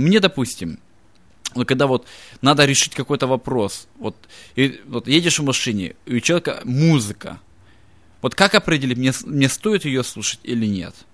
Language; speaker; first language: Russian; native; Russian